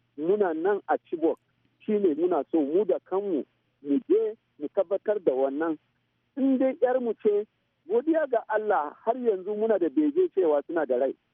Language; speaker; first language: Hausa; non-native, local second language; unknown